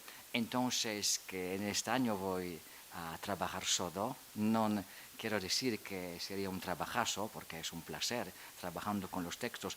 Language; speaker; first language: Spanish; non-native, fluent; Polish